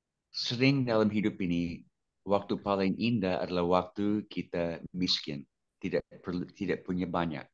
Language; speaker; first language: Indonesian; non-native, fluent; English